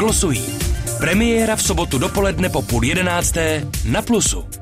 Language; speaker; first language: Czech; native; Czech